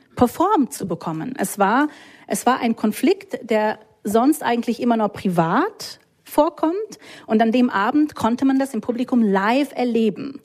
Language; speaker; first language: German; non-native, fluent; English